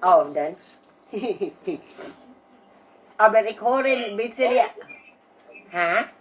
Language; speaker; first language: German; non-native, learner; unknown